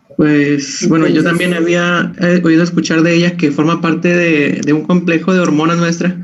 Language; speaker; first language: Spanish; native; Spanish